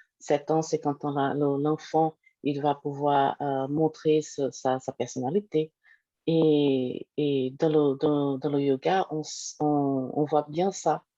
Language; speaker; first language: French; non-native, fluent; Portuguese